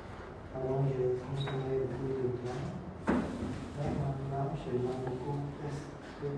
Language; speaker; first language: French; non-native, learner; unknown